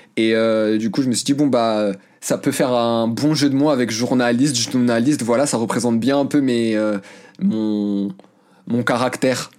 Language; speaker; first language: French; early bilingual, other home language; Arabic